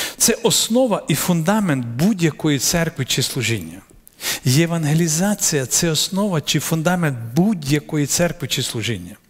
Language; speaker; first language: Ukrainian; non-native, local second language; Russian